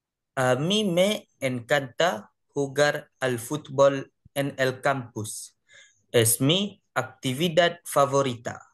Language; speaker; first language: Spanish; non-native, learner; Malay